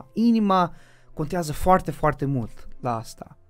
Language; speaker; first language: Romanian; early bilingual, heritage; Romanian